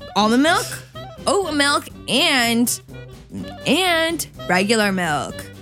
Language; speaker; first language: English; early bilingual, other home language; Polish